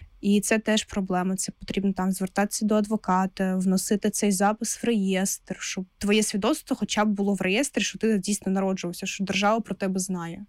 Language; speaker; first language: Ukrainian; non-native, local second language; Russian